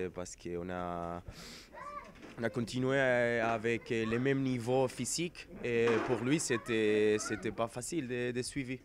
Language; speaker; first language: French; non-native, fluent; Spanish